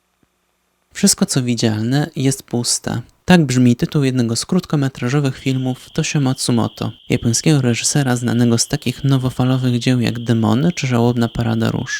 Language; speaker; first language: Polish; native; Polish